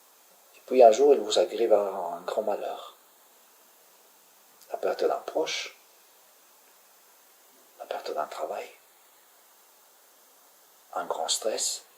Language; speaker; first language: French; native; French